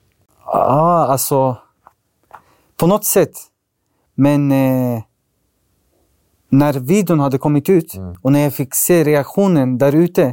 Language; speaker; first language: Swedish; early bilingual, other home language; Arabic